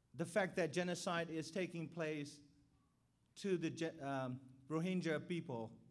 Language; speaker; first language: English; non-native, fluent; Burmese